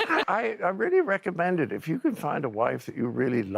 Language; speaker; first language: English; native; English